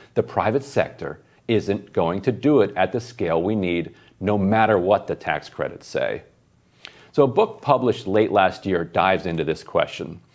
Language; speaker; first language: English; native; English